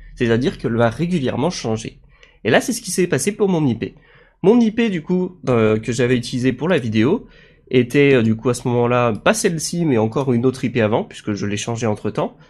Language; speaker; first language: French; native; French